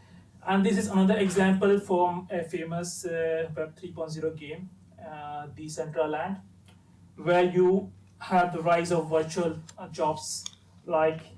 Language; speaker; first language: English; non-native, fluent; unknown